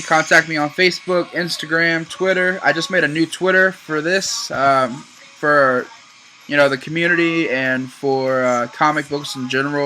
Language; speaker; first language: English; native; English